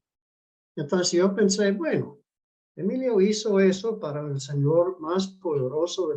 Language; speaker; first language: Spanish; non-native, fluent; English